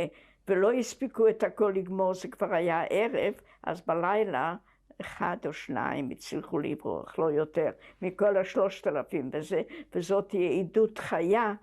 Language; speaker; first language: Hebrew; non-native, fluent; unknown